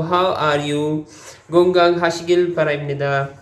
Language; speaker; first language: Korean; non-native, learner; Urdu